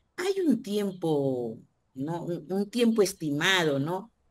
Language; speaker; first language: Spanish; native; Spanish